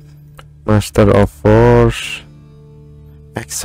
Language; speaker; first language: English; non-native, learner; Indonesian